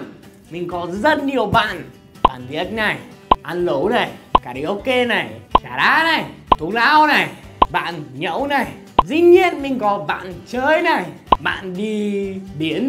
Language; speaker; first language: Vietnamese; non-native, fluent; English